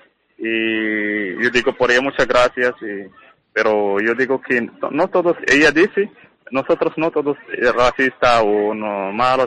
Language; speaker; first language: Spanish; non-native, learner; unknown